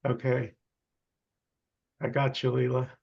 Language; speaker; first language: English; native; English